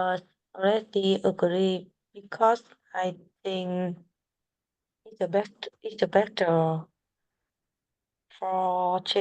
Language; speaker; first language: English; non-native, learner; Vietnamese